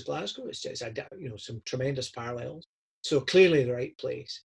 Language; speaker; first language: English; native; English